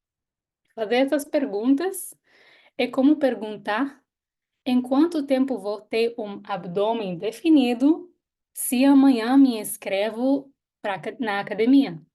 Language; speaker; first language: Portuguese; non-native, fluent; Hebrew